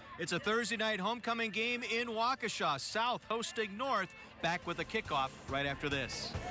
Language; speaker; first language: English; native; English